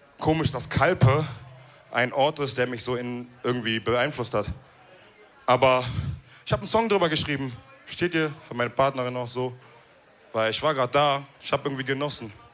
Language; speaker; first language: German; early bilingual, other home language; Wolof